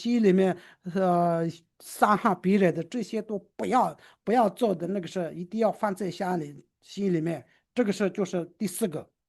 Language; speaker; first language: Chinese; non-native, local second language; Tibetan